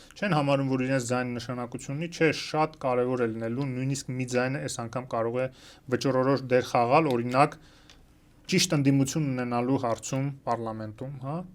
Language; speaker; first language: Armenian; native; Armenian